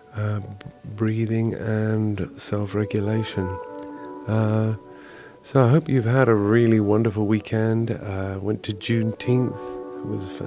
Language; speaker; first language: English; native; English